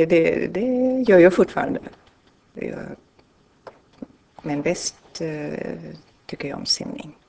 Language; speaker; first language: Swedish; non-native, fluent; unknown